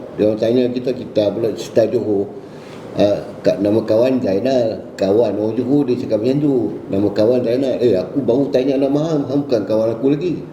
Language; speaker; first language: Malay; native; Malay